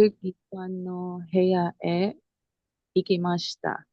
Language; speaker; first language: Japanese; non-native, learner; Filipino